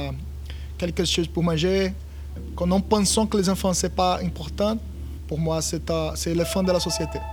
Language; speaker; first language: French; non-native, learner; Portuguese